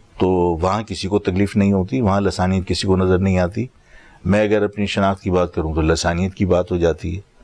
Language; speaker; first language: Urdu; native; Urdu